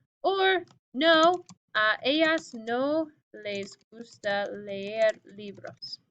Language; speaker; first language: Spanish; non-native, fluent; English